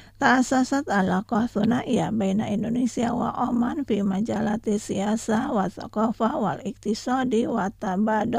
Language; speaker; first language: Arabic; non-native, learner; Indonesian